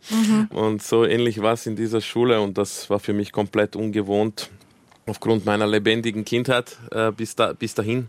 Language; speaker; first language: German; early bilingual, other home language; Croatian